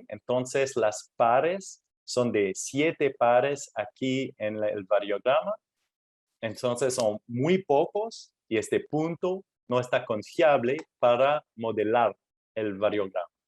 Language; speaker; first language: Spanish; non-native, fluent; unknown